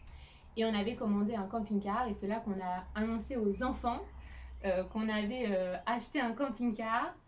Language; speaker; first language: French; native; French